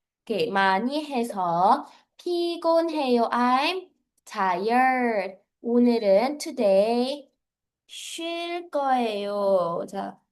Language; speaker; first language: Korean; non-native, fluent; Filipino